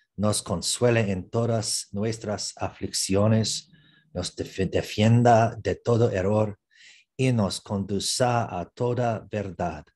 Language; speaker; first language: Spanish; non-native, learner; English